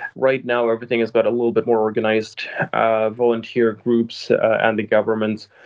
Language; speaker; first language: English; non-native, fluent; Ukrainian